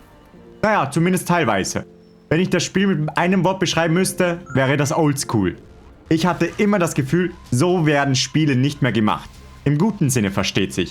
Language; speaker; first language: German; native; German